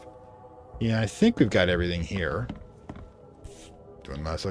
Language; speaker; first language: English; native; English